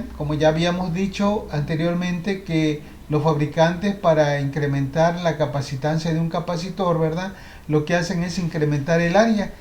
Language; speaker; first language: Spanish; native; Spanish